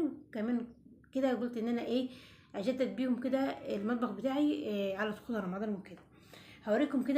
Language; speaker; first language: Arabic; native; Arabic